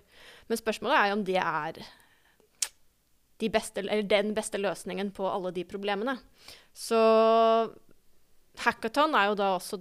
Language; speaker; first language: Norwegian; native; Norwegian